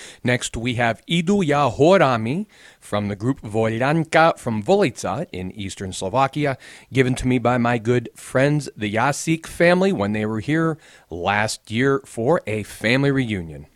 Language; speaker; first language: English; native; English